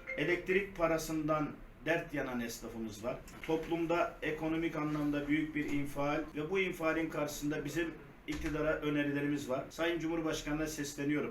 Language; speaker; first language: Turkish; native; Turkish